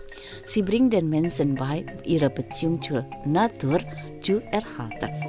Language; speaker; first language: German; non-native, fluent; Indonesian